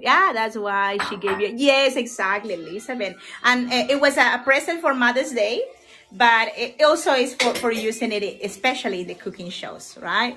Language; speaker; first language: English; non-native, fluent; Spanish